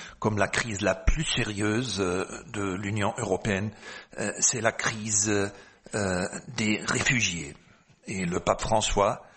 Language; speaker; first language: French; non-native, fluent; German